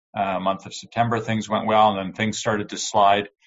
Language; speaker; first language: English; native; English